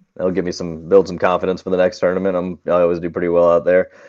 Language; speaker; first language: English; native; English